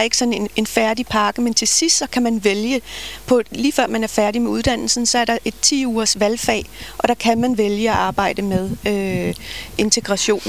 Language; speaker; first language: Danish; native; Danish